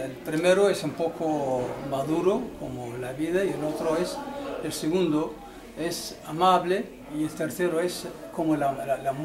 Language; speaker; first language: Spanish; non-native, fluent; Arabic